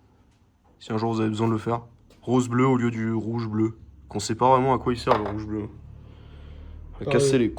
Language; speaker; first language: French; native; French